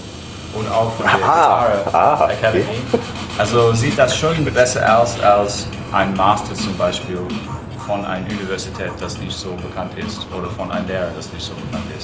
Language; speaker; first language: German; non-native, fluent; English